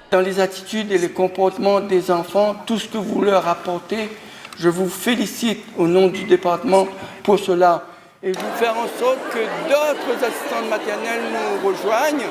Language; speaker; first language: French; native; French